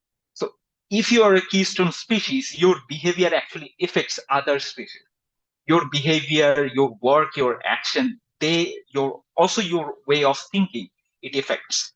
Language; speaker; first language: English; non-native, fluent; Bangla